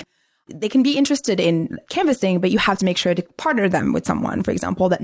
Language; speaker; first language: English; non-native, fluent; Arabic